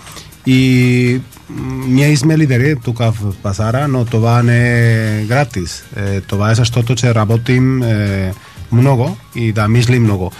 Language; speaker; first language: Bulgarian; non-native, learner; Spanish